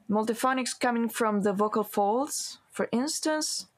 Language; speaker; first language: English; non-native, fluent; Italian